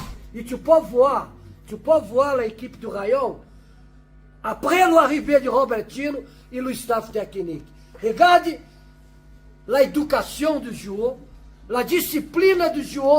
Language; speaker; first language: French; non-native, learner; Portuguese